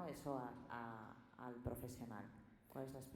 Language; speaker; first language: Spanish; native; Spanish